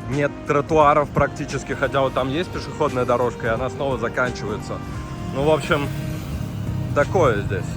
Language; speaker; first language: Russian; native; Russian